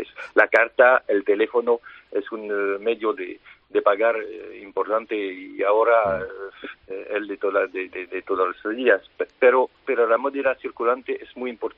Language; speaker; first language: Spanish; early bilingual, heritage; French